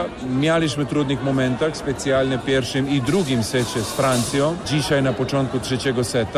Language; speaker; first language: Polish; non-native, fluent; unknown